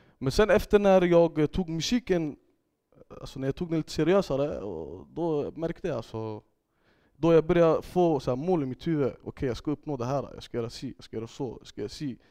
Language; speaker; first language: Swedish; early bilingual, other home language; Kurdish